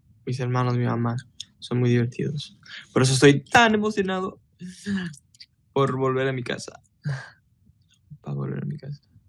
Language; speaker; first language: Spanish; early bilingual, heritage; Spanish